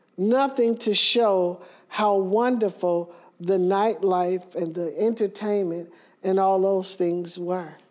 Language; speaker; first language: English; native; English